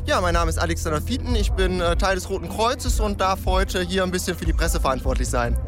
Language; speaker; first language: German; native; German